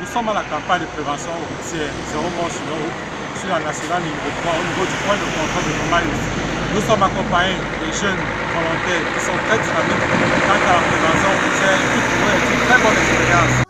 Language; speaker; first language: French; native; French